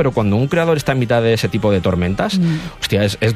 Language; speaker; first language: Spanish; native; Spanish